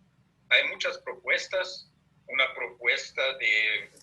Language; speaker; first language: Spanish; non-native, fluent; German